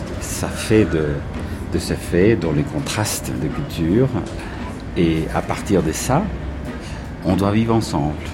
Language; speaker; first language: French; non-native, fluent; Spanish